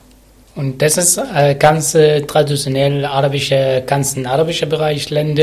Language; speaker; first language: German; non-native, learner; Arabic